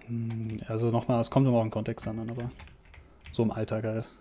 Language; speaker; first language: German; native; German